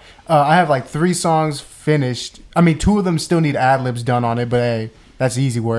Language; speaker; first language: English; native; English